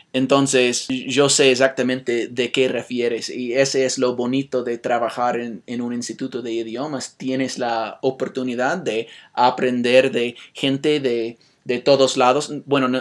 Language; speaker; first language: Spanish; non-native, fluent; English